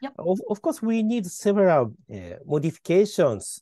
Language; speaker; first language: English; non-native, learner; Japanese